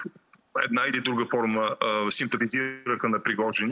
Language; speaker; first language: Bulgarian; native; Bulgarian